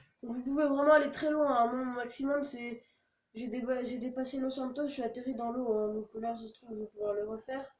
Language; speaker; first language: French; native; French